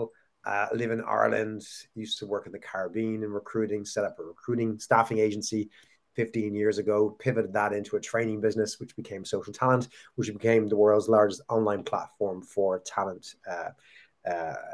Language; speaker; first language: English; native; English